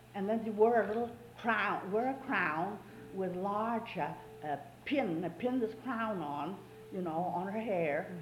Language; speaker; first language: English; early bilingual, other home language; Chinese